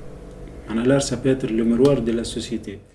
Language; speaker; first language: French; non-native, local second language; Arabic